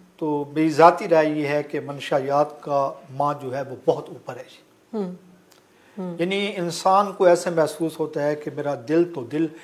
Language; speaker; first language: Urdu; non-native, local second language; Saraiki